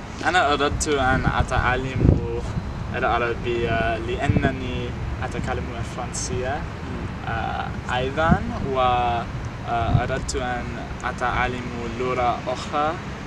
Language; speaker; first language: Arabic; non-native, learner; English